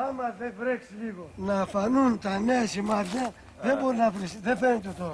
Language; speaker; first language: Greek; non-native, local second language; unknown